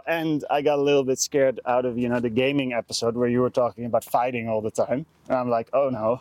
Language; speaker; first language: English; non-native, fluent; Dutch